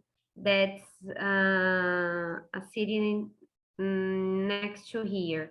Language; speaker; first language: English; non-native, fluent; Portuguese